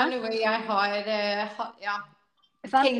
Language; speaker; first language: Norwegian; non-native, fluent; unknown